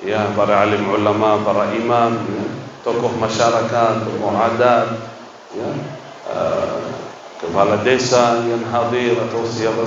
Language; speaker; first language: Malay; non-native, fluent; Arabic